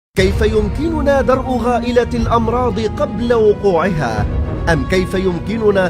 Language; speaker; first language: Arabic; native; Arabic